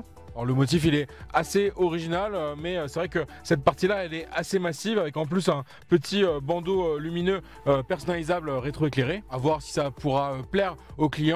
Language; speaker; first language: French; native; French